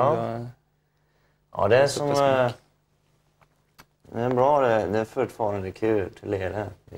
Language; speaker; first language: Swedish; non-native, fluent; English